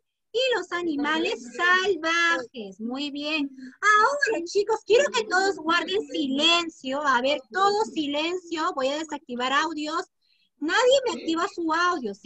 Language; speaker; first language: Spanish; native; Spanish